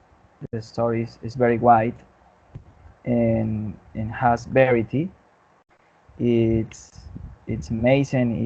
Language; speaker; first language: English; non-native, learner; Spanish